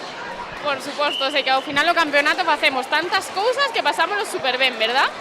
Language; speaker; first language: Galician; native; Galician